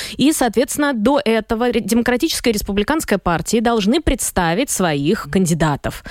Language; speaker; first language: Russian; native; Russian